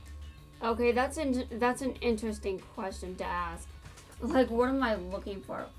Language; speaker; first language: English; native; English